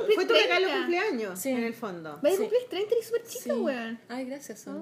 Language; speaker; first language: Spanish; native; Spanish